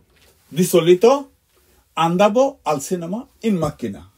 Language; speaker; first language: Italian; non-native, fluent; Bangla